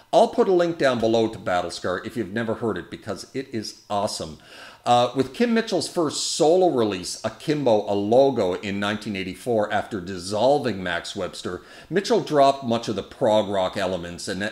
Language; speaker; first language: English; native; English